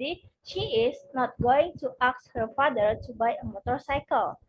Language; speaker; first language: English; non-native, fluent; Indonesian